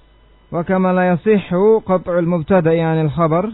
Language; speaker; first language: Arabic; non-native, fluent; Indonesian